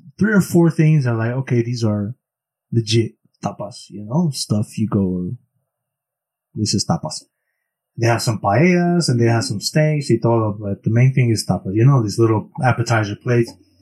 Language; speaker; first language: English; early bilingual, other home language; Spanish